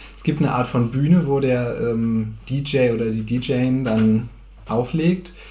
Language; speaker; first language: German; native; German